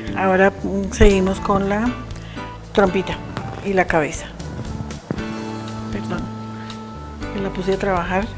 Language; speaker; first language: Spanish; native; Spanish